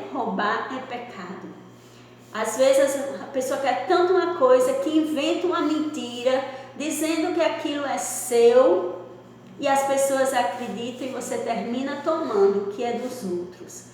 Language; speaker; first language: Portuguese; native; Portuguese